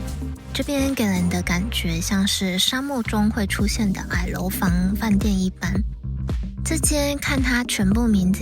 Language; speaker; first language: Chinese; native; Chinese